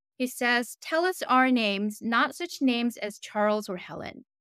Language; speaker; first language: English; early bilingual, other home language; Korean